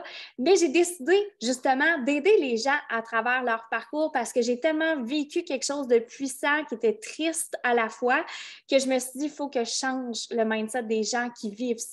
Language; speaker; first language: French; native; French